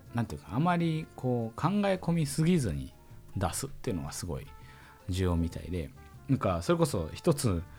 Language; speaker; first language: Japanese; non-native, fluent; German